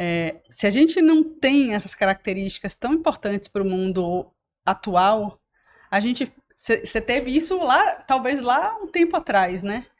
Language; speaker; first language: Portuguese; native; Portuguese